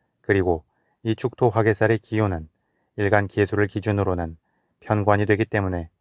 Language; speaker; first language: Korean; native; Korean